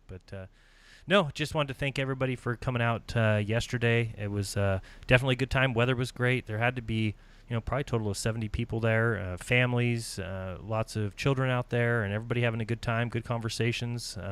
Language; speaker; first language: English; native; English